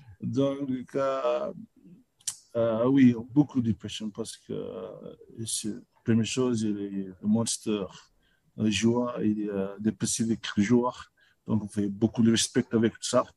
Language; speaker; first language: French; non-native, learner; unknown